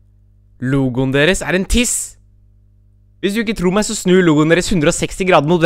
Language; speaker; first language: Norwegian; native; Norwegian